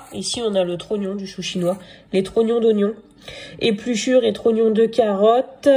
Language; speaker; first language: French; native; French